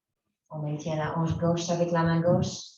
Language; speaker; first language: French; native; French